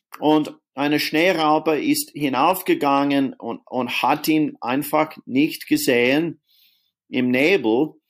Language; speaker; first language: German; non-native, fluent; English